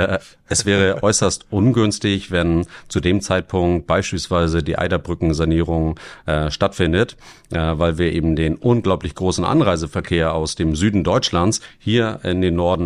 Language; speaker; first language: German; native; German